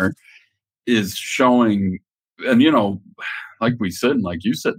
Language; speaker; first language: English; native; English